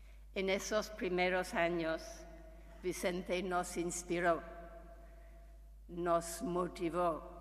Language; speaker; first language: Spanish; non-native, fluent; English